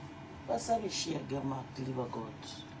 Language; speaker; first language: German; non-native, learner; French